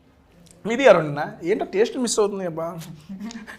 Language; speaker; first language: Telugu; native; Telugu